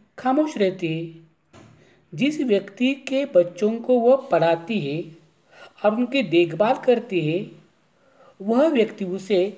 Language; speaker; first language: Hindi; non-native, local second language; Marathi